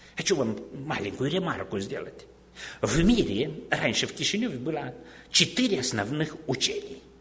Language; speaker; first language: Russian; non-native, local second language; Romanian